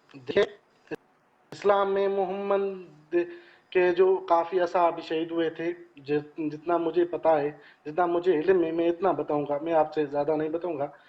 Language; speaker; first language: Urdu; non-native, local second language; Sindhi